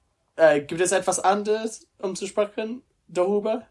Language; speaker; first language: German; non-native, learner; English